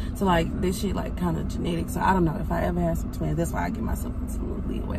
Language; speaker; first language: English; native; English